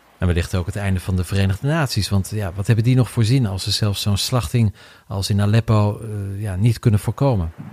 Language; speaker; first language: Dutch; native; Dutch